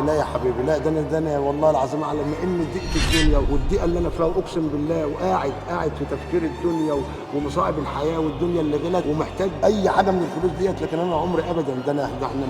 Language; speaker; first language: Arabic; native; Arabic